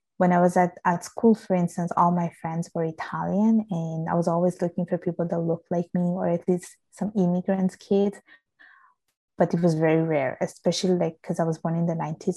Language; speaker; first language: English; non-native, fluent; Italian